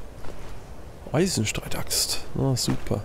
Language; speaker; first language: German; native; German